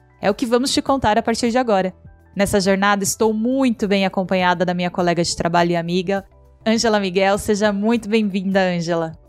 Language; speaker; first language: Portuguese; native; Portuguese